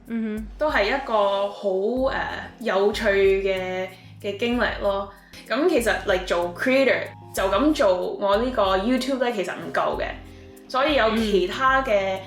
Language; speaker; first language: Cantonese; early bilingual, heritage; Cantonese